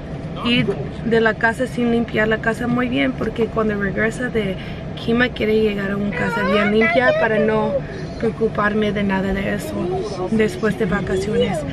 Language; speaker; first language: Spanish; non-native, learner; English